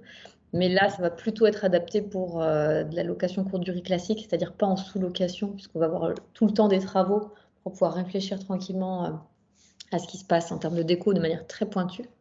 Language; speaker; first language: French; native; French